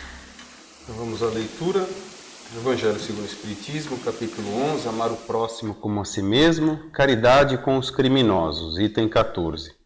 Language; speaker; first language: Portuguese; native; Portuguese